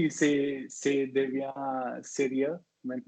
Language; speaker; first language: French; non-native, learner; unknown